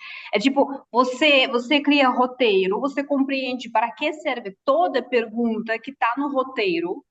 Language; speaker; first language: Portuguese; non-native, fluent; Russian